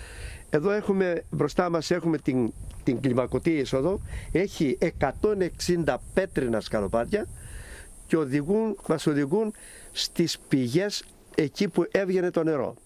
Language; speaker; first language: Greek; native; Greek